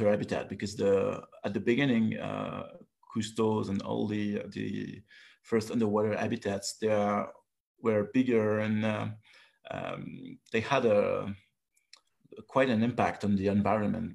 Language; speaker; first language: English; non-native, fluent; French